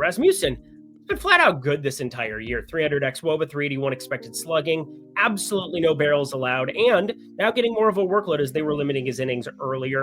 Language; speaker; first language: English; native; English